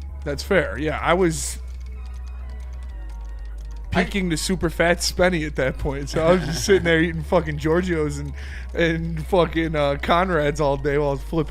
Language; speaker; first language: English; native; English